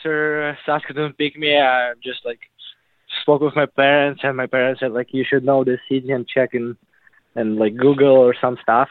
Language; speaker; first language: English; non-native, learner; Russian